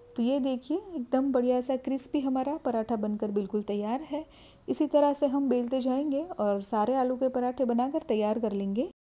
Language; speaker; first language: Hindi; non-native, local second language; Gujarati